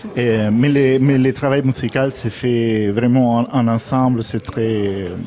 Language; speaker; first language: French; non-native, fluent; Spanish